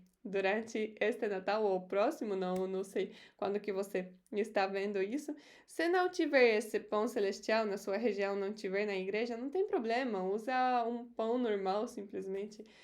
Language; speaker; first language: Portuguese; non-native, fluent; Polish